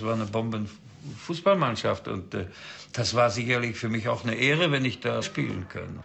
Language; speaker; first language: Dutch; early bilingual, heritage; German